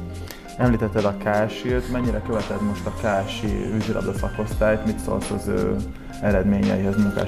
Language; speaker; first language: Hungarian; native; Hungarian